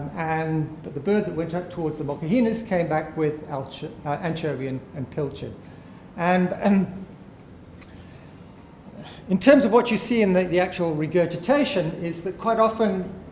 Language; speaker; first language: English; native; English